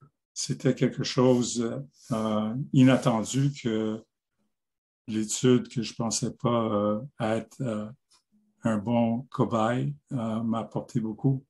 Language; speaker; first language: French; non-native, local second language; English